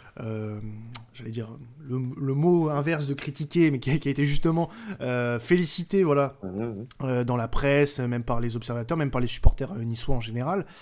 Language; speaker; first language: French; native; French